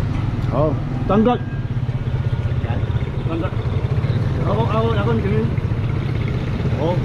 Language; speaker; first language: Filipino; non-native, learner; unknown